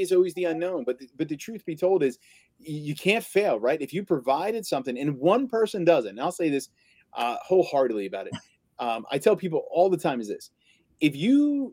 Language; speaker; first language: English; native; English